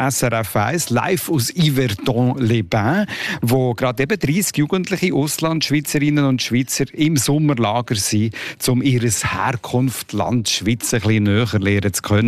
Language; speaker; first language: German; native; German